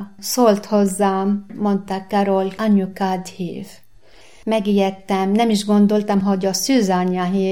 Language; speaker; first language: Hungarian; non-native, fluent; Arabic